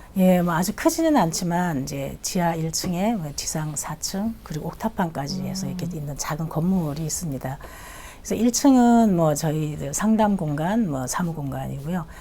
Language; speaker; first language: Korean; native; Korean